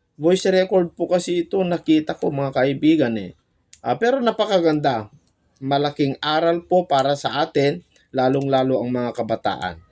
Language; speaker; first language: Filipino; non-native, local second language; Iloko